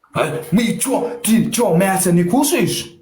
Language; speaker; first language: Russian; non-native, learner; Turkmen